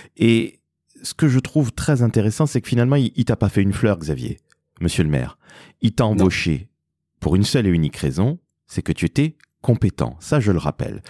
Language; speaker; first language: French; native; French